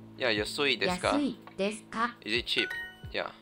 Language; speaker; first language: Japanese; non-native, learner; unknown